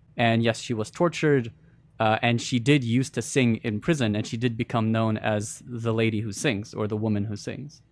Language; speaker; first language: English; early bilingual, other home language; Arabic